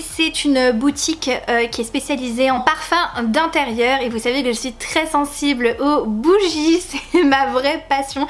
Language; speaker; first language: French; native; French